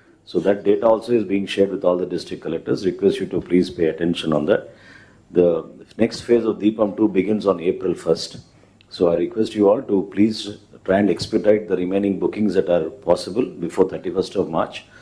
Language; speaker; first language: English; non-native, local second language; Telugu